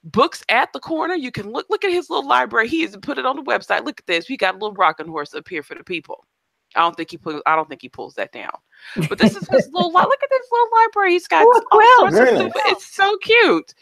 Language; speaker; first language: English; native; English